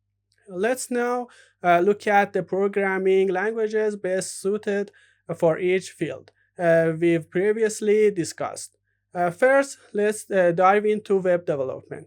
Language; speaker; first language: English; non-native, fluent; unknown